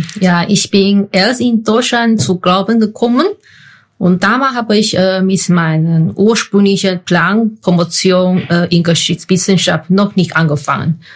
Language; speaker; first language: German; non-native, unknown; Chinese